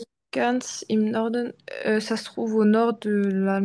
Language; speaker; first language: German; non-native, learner; French